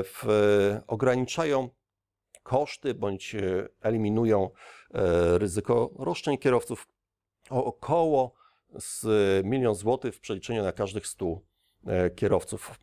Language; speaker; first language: Polish; native; Polish